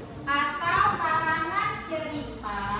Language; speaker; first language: Indonesian; native; Indonesian